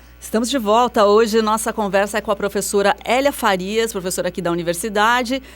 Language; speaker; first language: Portuguese; native; Portuguese